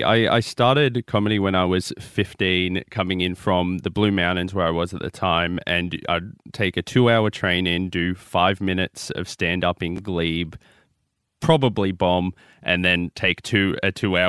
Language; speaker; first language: English; native; English